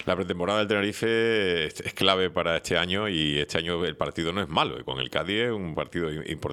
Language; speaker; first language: Spanish; native; Spanish